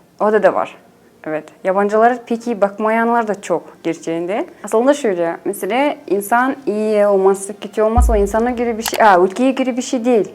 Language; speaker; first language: Turkish; non-native, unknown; Kazakh